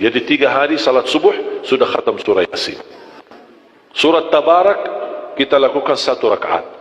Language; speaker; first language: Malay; non-native, fluent; Arabic